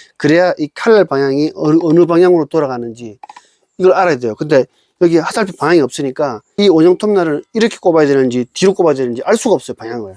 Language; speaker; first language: Korean; native; Korean